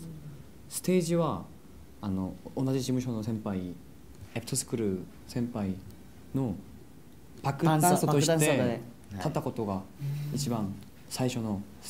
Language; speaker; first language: Japanese; non-native, fluent; Korean